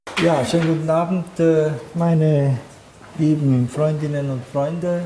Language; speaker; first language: German; non-native, fluent; Japanese